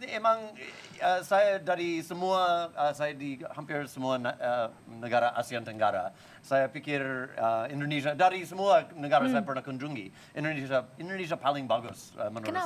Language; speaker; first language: Indonesian; non-native, fluent; English